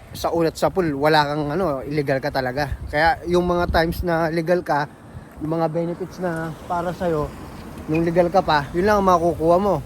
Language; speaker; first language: Filipino; non-native, local second language; Pampanga